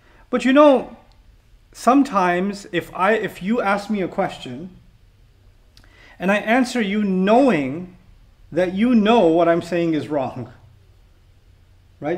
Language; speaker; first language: English; native; English